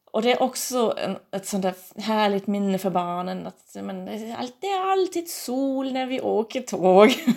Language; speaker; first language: Swedish; non-native, fluent; German